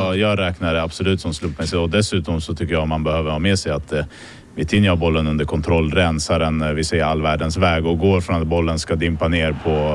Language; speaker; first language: Swedish; native; Swedish